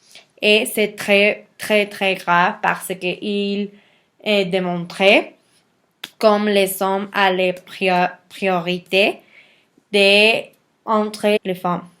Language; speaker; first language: French; non-native, learner; Spanish